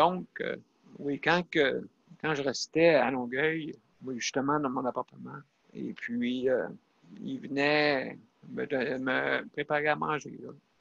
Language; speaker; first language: French; native; French